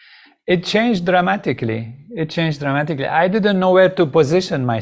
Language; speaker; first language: English; non-native, fluent; Arabic